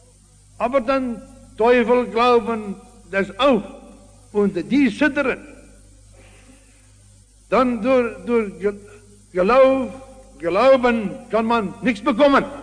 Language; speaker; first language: German; non-native, learner; Afrikaans